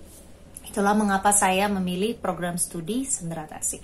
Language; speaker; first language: Indonesian; native; Indonesian